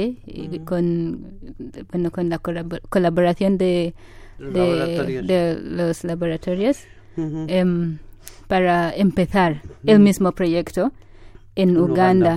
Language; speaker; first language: Spanish; non-native, fluent; Ganda